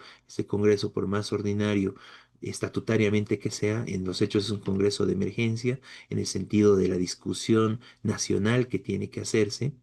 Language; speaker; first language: Spanish; native; Spanish